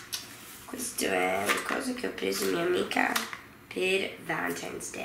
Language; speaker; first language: Italian; early bilingual, heritage; Italian